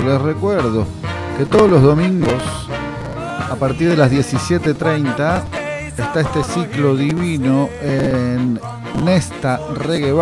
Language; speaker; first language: Spanish; native; Spanish